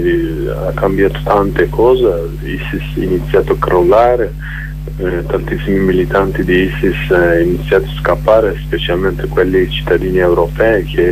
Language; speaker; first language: Italian; non-native, learner; Kurdish